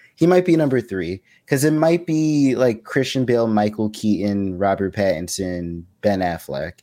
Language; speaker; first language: English; native; English